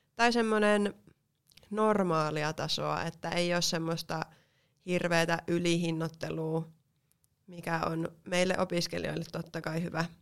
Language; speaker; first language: Finnish; native; Finnish